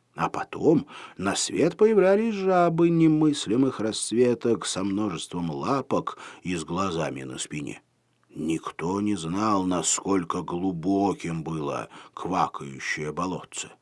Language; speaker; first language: Russian; native; Russian